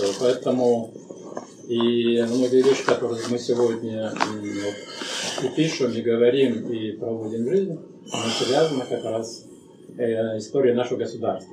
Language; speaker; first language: Russian; native; Russian